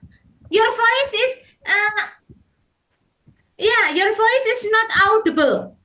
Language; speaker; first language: English; non-native, learner; Indonesian